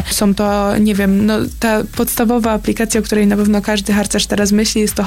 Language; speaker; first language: Polish; native; Polish